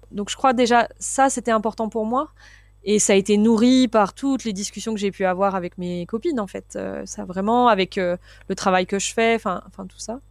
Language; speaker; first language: French; native; French